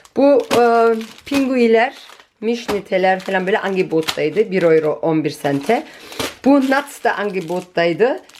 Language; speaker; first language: Turkish; early bilingual, heritage; Turkish